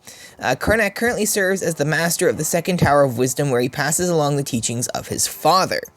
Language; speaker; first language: English; native; English